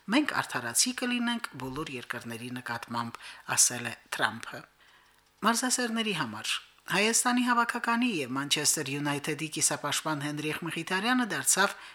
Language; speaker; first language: Armenian; native; Armenian